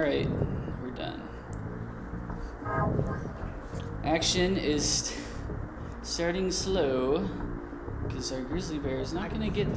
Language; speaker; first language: English; native; English